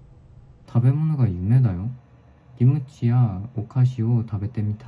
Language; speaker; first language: Japanese; non-native, learner; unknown